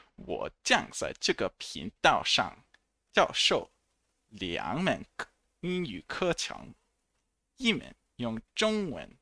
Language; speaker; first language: Chinese; non-native, fluent; English